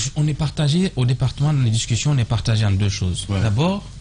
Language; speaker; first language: French; non-native, local second language; Fula